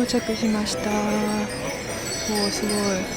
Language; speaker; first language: Japanese; non-native, learner; French